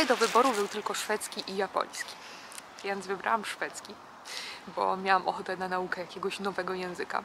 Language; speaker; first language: Polish; native; Polish